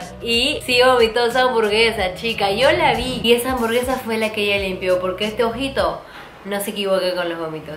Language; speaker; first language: Spanish; native; Spanish